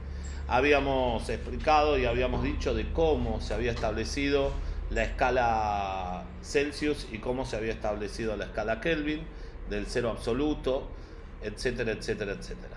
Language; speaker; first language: Spanish; native; Spanish